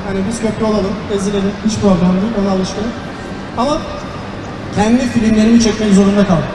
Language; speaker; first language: Turkish; early bilingual, heritage; Turkish